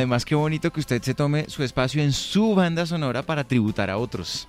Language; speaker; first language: Spanish; native; Spanish